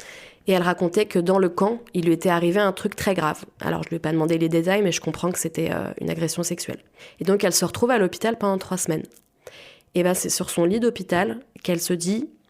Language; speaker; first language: French; native; French